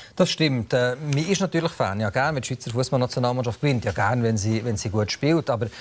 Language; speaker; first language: German; native; German